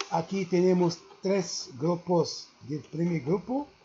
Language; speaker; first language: Spanish; non-native, learner; Arabic